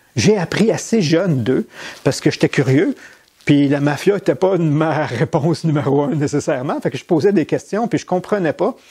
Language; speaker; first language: French; native; French